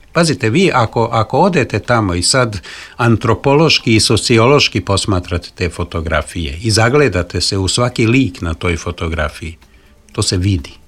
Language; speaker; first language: Serbian; non-native, local second language; Hungarian